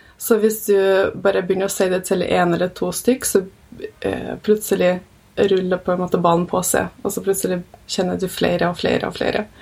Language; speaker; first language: Norwegian; early bilingual, other home language; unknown